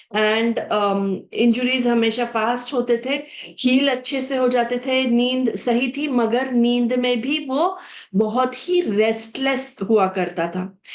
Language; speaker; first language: Hindi; non-native, local second language; Marathi